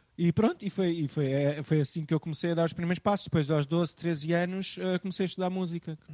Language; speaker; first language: Portuguese; native; Portuguese